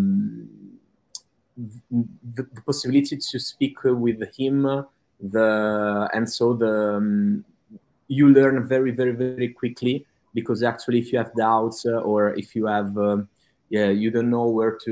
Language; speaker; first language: English; non-native, fluent; Italian